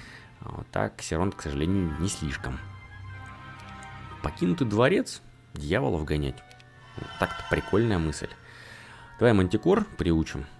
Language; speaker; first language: Russian; native; Russian